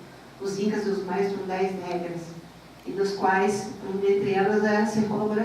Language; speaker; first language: Portuguese; native; Portuguese